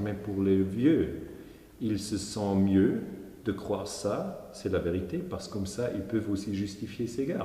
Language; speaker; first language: French; non-native, local second language; German